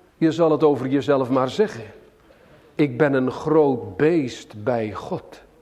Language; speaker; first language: Dutch; native; Dutch